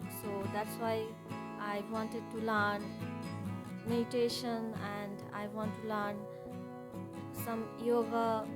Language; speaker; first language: English; non-native, learner; Bangla